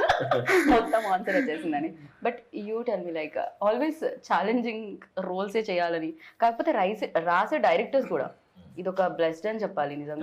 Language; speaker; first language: Telugu; native; Telugu